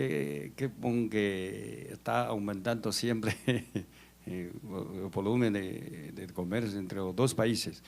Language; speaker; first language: Portuguese; non-native, learner; Chinese